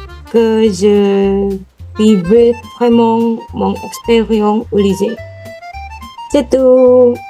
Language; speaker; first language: French; non-native, learner; Indonesian